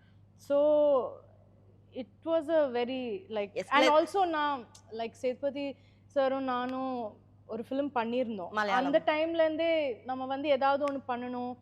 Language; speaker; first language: Tamil; non-native, fluent; Malayalam